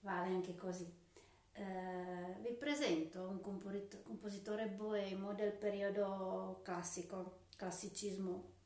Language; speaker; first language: Italian; non-native, fluent; Czech